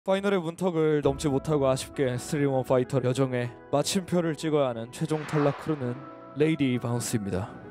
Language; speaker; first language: Korean; native; Korean